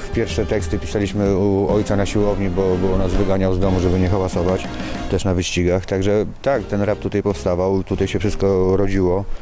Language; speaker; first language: Polish; native; Polish